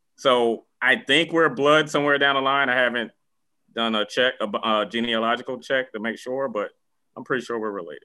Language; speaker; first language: English; native; English